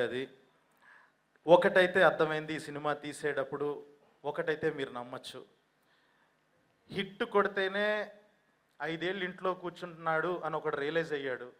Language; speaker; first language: Telugu; native; Telugu